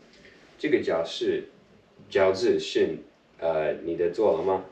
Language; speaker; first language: Chinese; non-native, learner; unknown